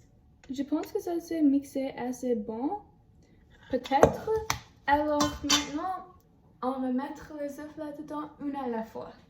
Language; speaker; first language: French; non-native, learner; English